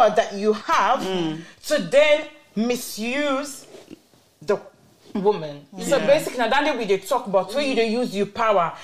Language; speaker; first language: English; non-native, local second language; Krio